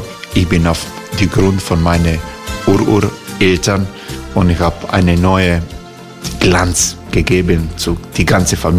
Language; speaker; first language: German; non-native, learner; Croatian